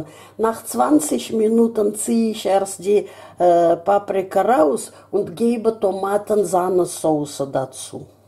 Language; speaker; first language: German; non-native, fluent; Russian